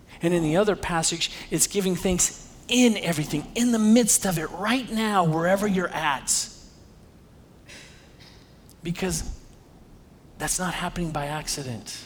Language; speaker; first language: English; native; English